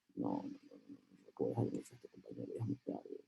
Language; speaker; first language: Spanish; native; Spanish